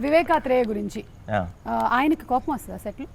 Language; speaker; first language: Telugu; native; Telugu